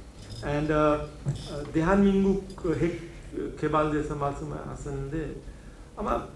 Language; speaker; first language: Korean; non-native, learner; Hindi